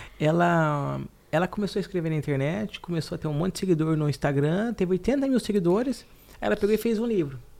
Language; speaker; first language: Portuguese; native; Portuguese